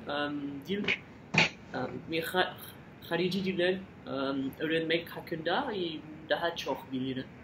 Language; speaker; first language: Azerbaijani; non-native, learner; French